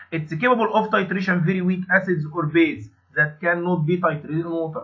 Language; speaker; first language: English; non-native, fluent; Arabic